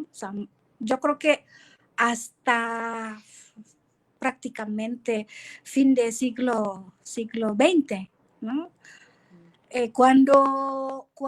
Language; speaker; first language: Spanish; non-native, fluent; Indonesian